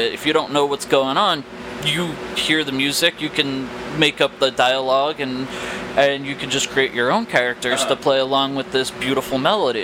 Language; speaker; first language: English; native; English